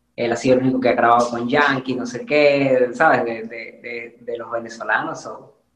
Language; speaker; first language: Spanish; native; Spanish